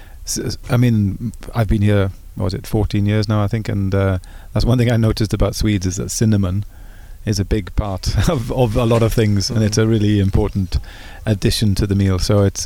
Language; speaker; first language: English; native; English